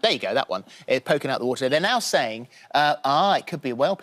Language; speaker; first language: English; native; English